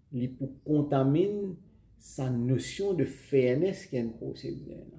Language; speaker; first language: French; non-native, local second language; Morisyen